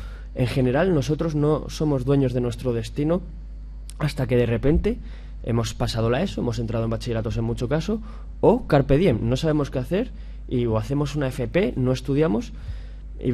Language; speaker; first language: Spanish; native; Spanish